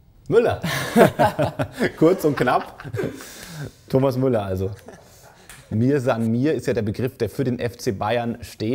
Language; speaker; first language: German; native; German